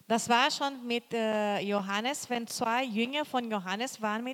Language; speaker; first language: German; non-native, fluent; Portuguese